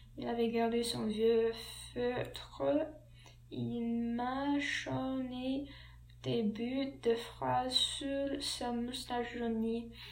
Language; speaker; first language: French; non-native, learner; English